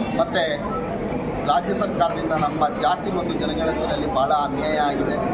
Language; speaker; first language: Kannada; non-native, local second language; Marathi